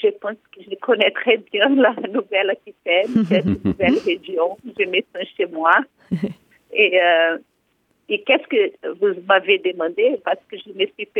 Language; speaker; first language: French; non-native, fluent; Portuguese